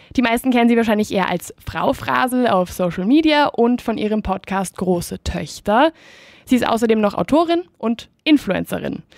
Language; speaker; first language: German; non-native, fluent; Spanish